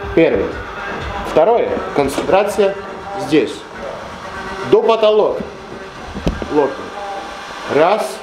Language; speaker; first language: Russian; non-native, fluent; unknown